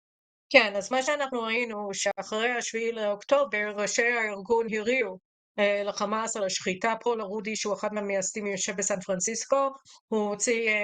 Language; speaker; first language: Hebrew; native; Hebrew